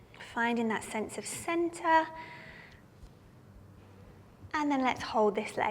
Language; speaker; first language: English; native; English